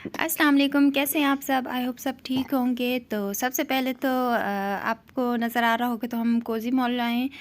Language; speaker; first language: Urdu; native; Urdu